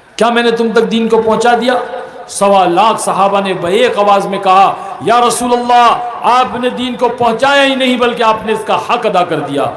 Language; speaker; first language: Urdu; native; Urdu